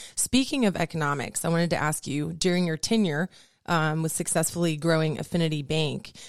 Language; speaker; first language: English; native; English